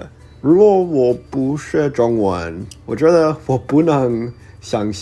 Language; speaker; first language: Chinese; early bilingual, heritage; English